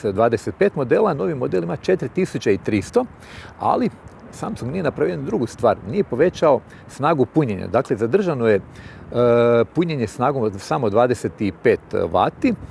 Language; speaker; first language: Croatian; native; Croatian